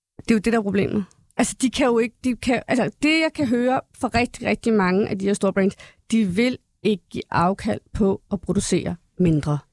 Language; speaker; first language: Danish; early bilingual, other home language; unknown